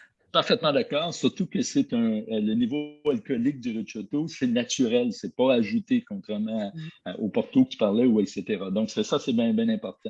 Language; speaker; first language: French; native; French